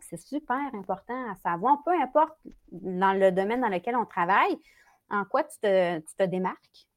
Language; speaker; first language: French; native; French